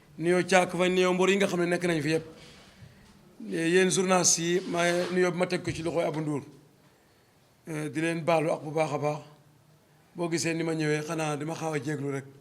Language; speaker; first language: Wolof; non-native, local second language; Serer